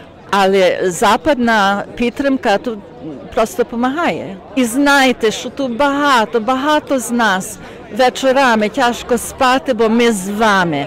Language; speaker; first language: Ukrainian; early bilingual, heritage; Ukrainian